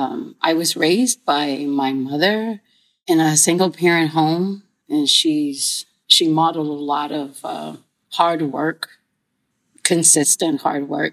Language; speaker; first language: English; native; English